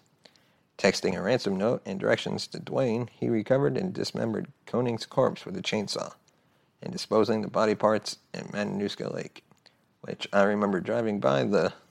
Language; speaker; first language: English; native; English